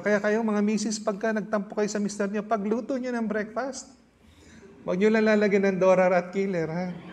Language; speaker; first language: Filipino; native; Filipino